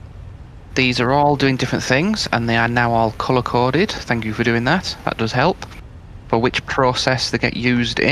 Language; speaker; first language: English; native; English